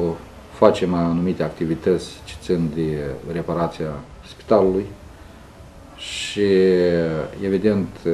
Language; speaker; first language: Romanian; native; Romanian